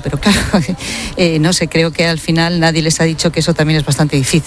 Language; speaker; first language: Spanish; native; Spanish